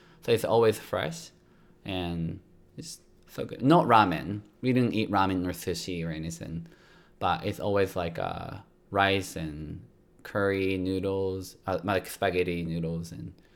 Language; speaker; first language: English; non-native, fluent; Japanese